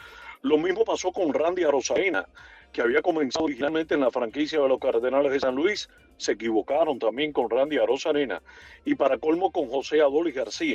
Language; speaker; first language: Spanish; native; Spanish